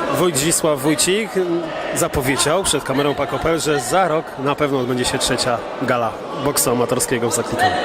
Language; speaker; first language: Polish; native; Polish